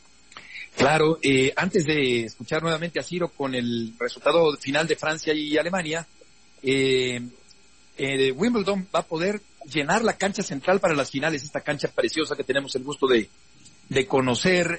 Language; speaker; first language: Spanish; native; Spanish